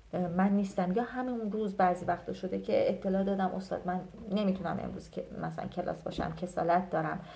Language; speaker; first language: Persian; native; Persian